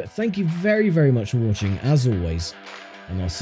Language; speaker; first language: English; native; English